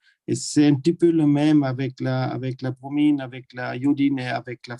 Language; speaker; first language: French; non-native, learner; German